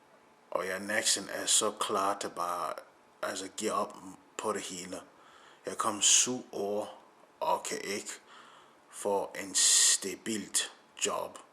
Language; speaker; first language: Danish; non-native, learner; English